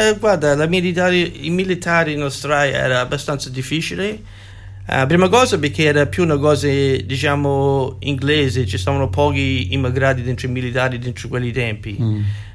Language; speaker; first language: Italian; early bilingual, heritage; Italian